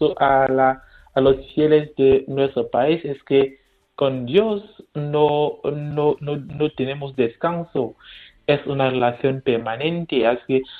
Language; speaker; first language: Spanish; non-native, fluent; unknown